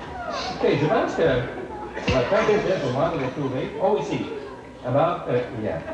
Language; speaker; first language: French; non-native, fluent; English